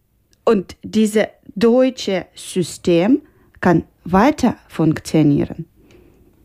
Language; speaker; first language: German; non-native, learner; Ukrainian